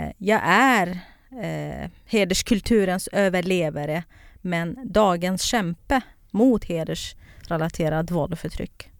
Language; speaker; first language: Swedish; non-native, fluent; Kurdish